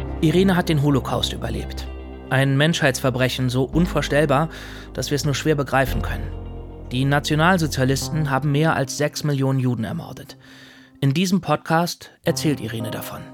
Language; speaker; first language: German; native; German